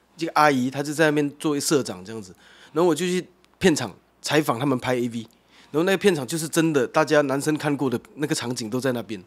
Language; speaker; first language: Chinese; native; Chinese